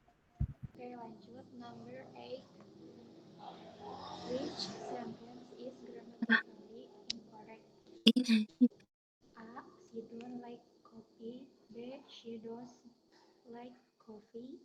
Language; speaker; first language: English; non-native, learner; Indonesian